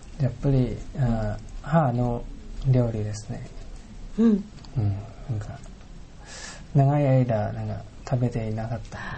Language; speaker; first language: Japanese; non-native, learner; Thai